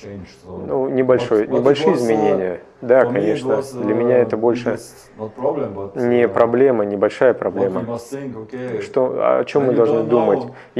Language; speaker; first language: Russian; non-native, fluent; German